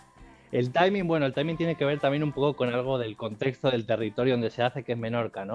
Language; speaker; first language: Spanish; native; Spanish